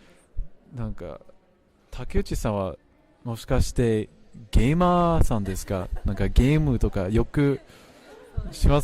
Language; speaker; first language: Japanese; non-native, fluent; English